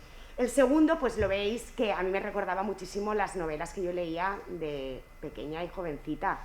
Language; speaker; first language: Spanish; native; Spanish